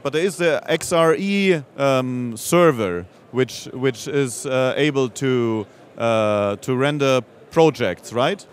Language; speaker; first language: English; non-native, fluent; German